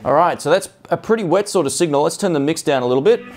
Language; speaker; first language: English; native; English